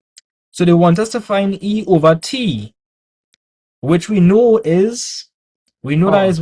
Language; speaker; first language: English; native; English